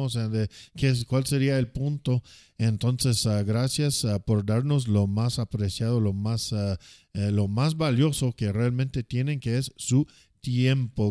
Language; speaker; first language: Spanish; non-native, fluent; English